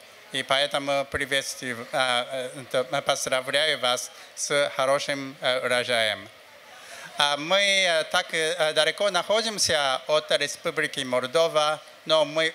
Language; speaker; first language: Russian; non-native, fluent; Japanese